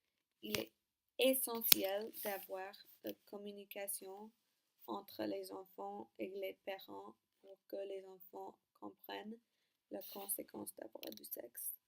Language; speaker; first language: French; non-native, learner; English